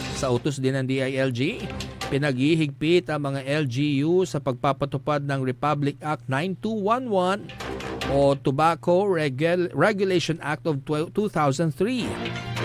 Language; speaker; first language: Filipino; non-native, local second language; Iloko